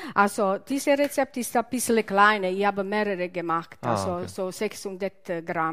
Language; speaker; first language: German; non-native, learner; Italian